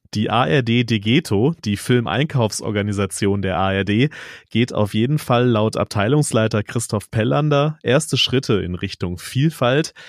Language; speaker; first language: German; native; German